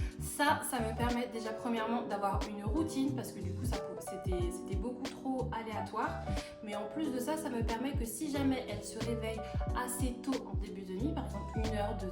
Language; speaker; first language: French; native; French